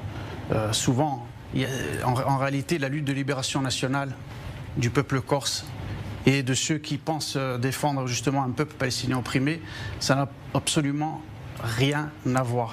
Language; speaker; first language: French; native; French